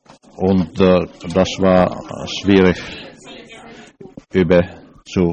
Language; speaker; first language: German; non-native, learner; English